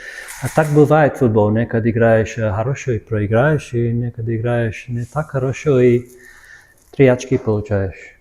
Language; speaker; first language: Russian; non-native, learner; Serbian